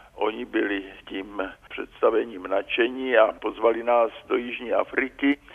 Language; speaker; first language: Czech; native; Czech